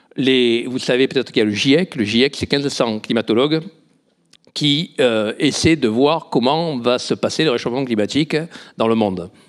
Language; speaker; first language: French; native; French